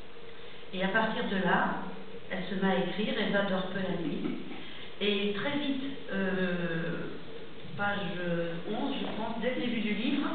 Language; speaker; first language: French; native; French